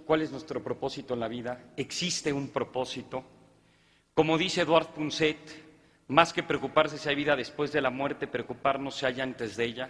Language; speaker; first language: Spanish; native; Spanish